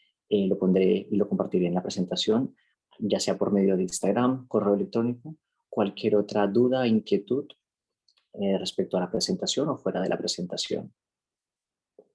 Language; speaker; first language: Spanish; native; Spanish